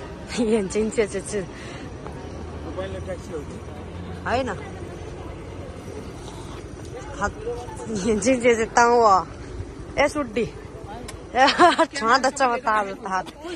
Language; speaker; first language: Chinese; non-native, learner; Nepali